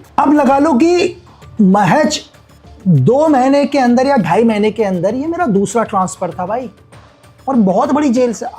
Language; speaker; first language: Hindi; native; Hindi